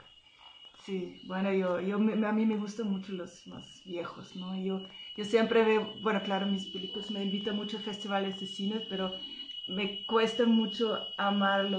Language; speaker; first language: Spanish; non-native, fluent; German